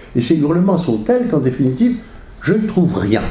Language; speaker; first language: French; early bilingual, other home language; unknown